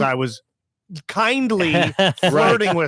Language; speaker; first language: English; native; English